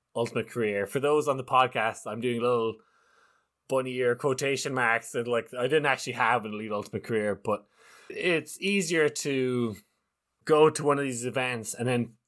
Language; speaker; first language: English; native; English